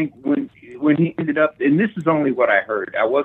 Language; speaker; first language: English; native; English